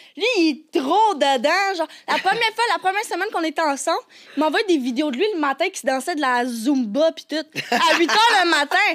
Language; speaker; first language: French; native; French